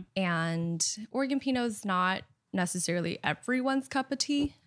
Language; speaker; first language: English; early bilingual, other home language; Chinese